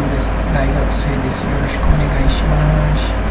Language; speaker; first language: Japanese; non-native, learner; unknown